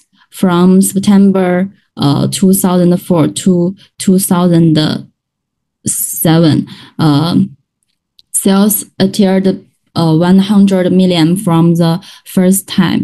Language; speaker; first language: English; non-native, learner; Chinese